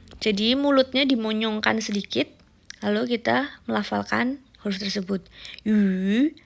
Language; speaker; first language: Indonesian; native; Indonesian